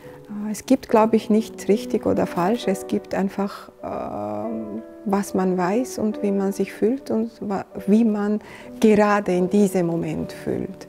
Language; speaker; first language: German; non-native, fluent; Georgian